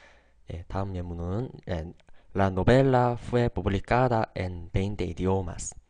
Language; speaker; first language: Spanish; non-native, fluent; Korean